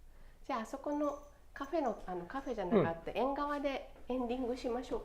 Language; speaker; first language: Japanese; native; Japanese